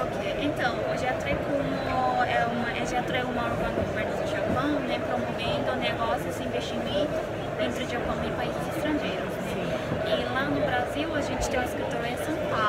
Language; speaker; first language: Portuguese; non-native, learner; Japanese